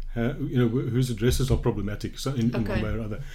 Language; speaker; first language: English; native; English